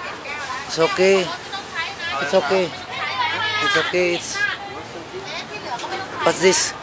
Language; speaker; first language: English; non-native, learner; Indonesian